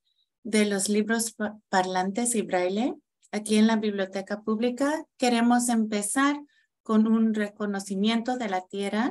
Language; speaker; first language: Spanish; non-native, fluent; English